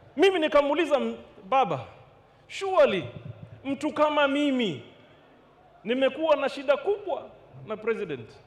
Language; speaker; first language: Swahili; native; Swahili